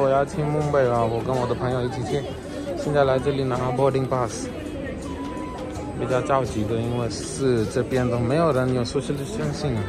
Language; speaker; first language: Chinese; non-native, fluent; Hindi